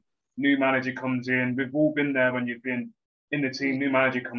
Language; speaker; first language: English; native; English